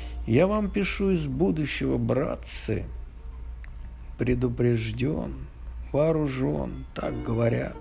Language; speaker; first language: Russian; native; Russian